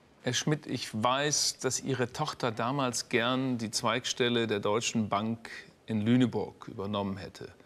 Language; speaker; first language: German; native; German